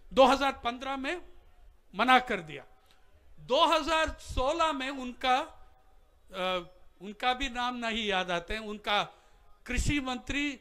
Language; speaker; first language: Hindi; non-native, local second language; Telugu